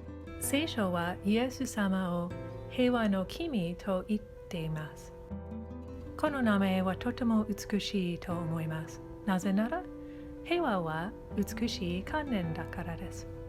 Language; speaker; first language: Japanese; non-native, learner; English